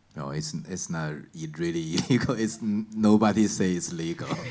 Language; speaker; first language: English; non-native, learner; Chinese